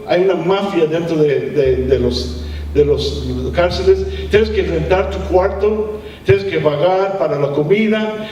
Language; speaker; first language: Spanish; early bilingual, heritage; English